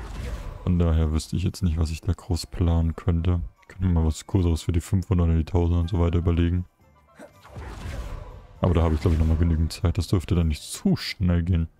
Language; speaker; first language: German; native; German